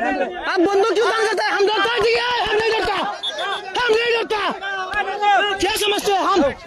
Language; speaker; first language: Hindi; non-native, learner; Bangla